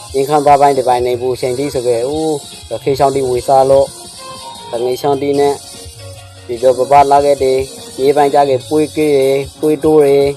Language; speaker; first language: Burmese; native; Burmese